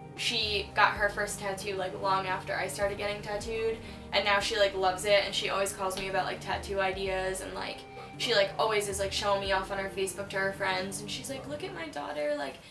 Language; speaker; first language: English; native; English